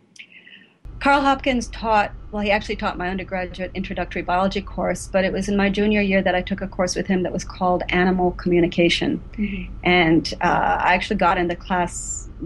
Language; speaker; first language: English; native; English